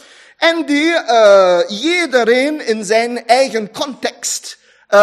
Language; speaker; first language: Dutch; non-native, fluent; German